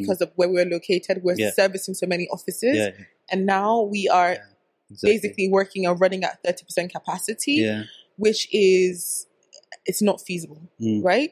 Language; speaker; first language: English; non-native, local second language; Yoruba